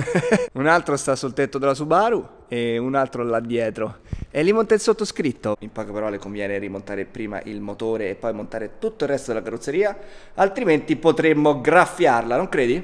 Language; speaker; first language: Italian; native; Italian